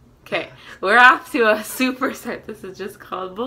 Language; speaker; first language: English; native; English